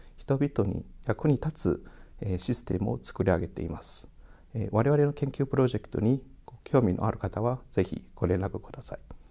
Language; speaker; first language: Japanese; non-native, fluent; Chinese